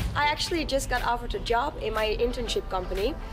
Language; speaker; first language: English; non-native, fluent; Dutch